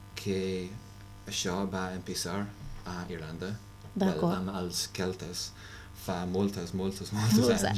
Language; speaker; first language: Catalan; non-native, learner; English